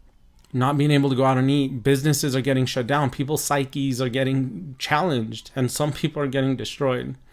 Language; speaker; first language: English; native; English